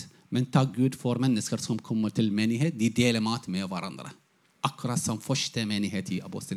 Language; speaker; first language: Norwegian; non-native, fluent; Arabic